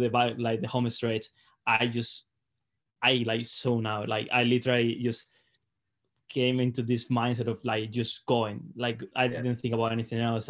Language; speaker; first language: English; non-native, fluent; Spanish